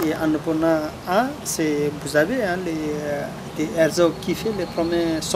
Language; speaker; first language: French; non-native, learner; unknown